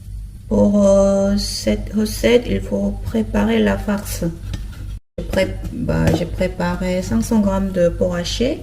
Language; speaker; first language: French; non-native, learner; Korean